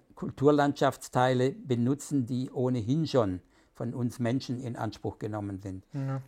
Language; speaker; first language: German; native; German